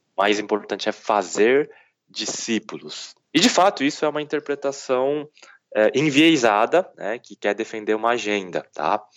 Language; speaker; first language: Portuguese; early bilingual, other home language; Korean